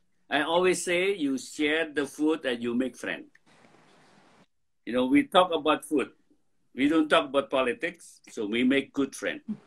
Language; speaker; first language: English; non-native, fluent; Indonesian